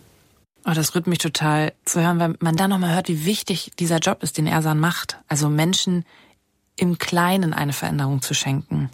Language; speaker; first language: German; native; German